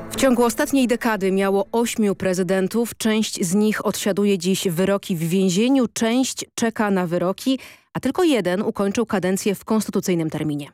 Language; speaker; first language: Polish; native; Polish